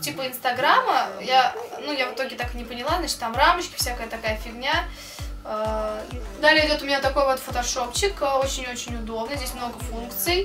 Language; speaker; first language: Russian; native; Russian